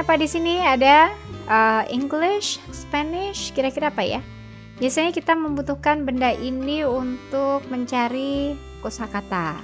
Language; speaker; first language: Indonesian; native; Indonesian